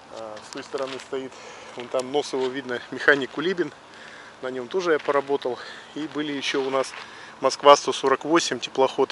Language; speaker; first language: Russian; native; Russian